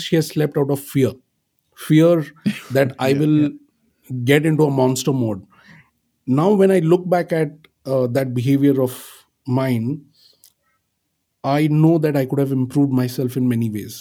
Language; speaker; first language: English; non-native, local second language; Marathi